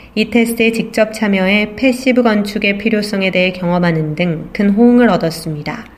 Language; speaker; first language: Korean; native; Korean